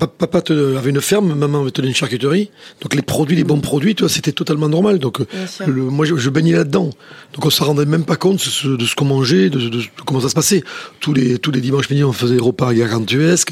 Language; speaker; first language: French; native; French